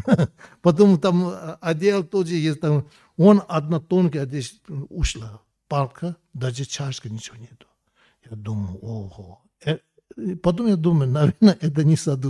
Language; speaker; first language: Russian; non-native, learner; Tibetan